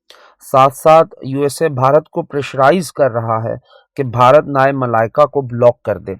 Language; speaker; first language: Urdu; native; Urdu